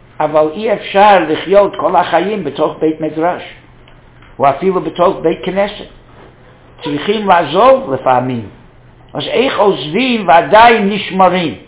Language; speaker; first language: Hebrew; non-native, fluent; English